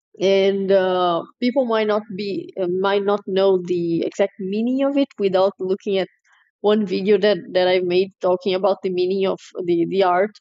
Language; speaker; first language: English; non-native, fluent; Portuguese